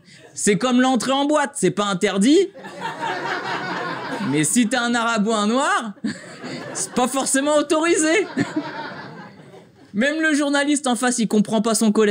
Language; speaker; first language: French; native; French